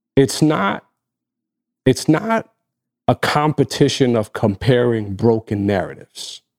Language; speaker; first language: English; non-native, fluent; Arabic